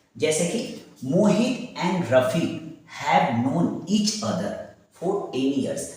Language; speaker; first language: Hindi; native; Hindi